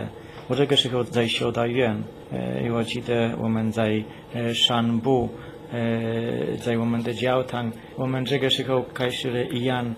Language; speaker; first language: Chinese; non-native, learner; Polish